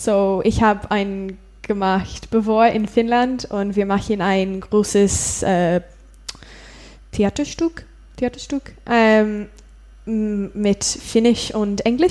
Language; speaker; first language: German; non-native, learner; English